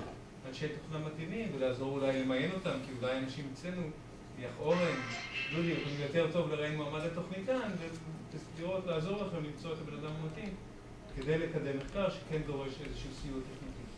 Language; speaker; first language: Hebrew; native; Hebrew